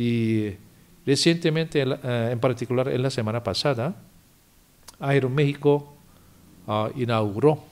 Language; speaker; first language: Spanish; non-native, fluent; Korean